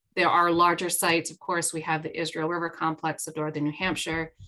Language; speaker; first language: English; native; English